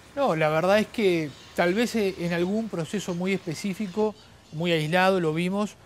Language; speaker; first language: Spanish; native; Spanish